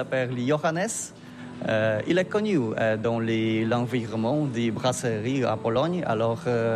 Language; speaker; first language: French; non-native, learner; Polish